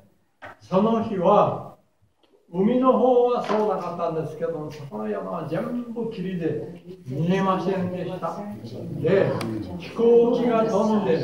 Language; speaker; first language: Japanese; native; Japanese